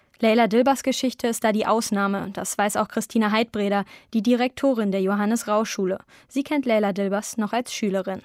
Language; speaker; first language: German; native; German